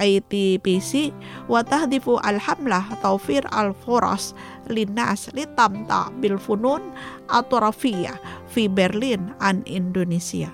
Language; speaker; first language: Arabic; non-native, fluent; Indonesian